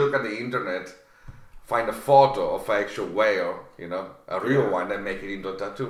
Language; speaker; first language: English; non-native, fluent; Italian